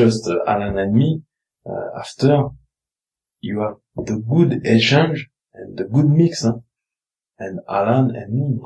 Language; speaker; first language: English; non-native, learner; French